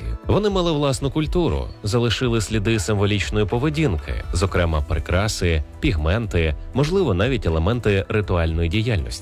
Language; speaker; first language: Ukrainian; native; Ukrainian